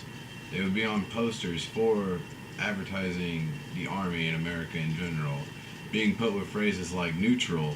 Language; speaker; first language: English; native; English